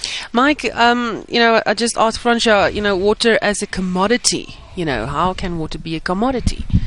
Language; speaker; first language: English; non-native, local second language; Afrikaans